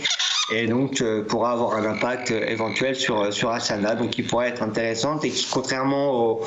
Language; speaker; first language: French; native; French